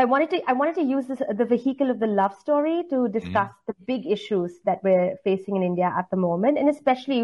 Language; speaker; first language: English; non-native, local second language; Hindi